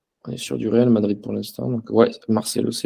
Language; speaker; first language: French; native; French